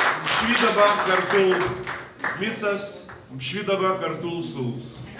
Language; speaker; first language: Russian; non-native, local second language; Georgian